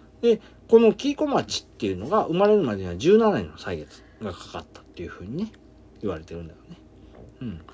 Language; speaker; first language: Japanese; native; Japanese